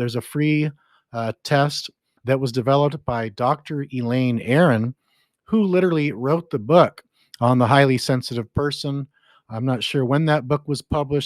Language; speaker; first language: English; native; English